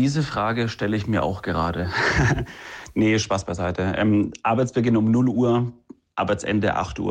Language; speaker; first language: German; native; German